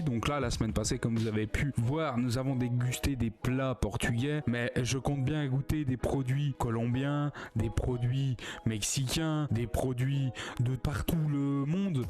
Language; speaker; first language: French; native; French